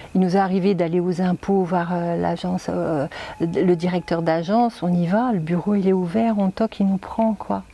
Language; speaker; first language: French; native; French